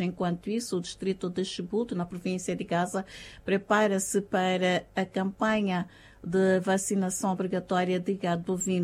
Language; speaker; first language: Portuguese; native; Portuguese